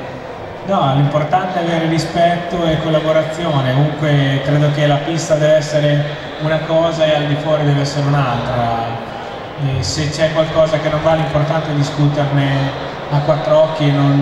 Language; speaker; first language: Italian; native; Italian